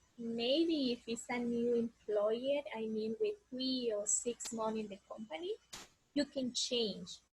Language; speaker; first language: English; non-native, learner; Spanish